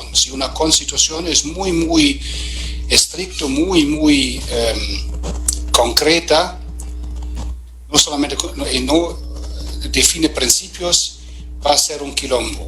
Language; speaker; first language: Spanish; non-native, fluent; German